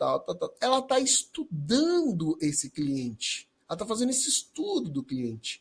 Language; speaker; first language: Portuguese; native; Portuguese